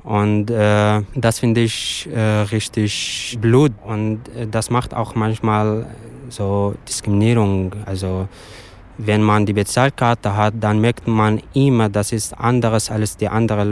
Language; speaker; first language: German; non-native, learner; Arabic